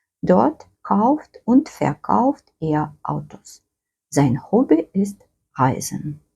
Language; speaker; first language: German; non-native, fluent; Ukrainian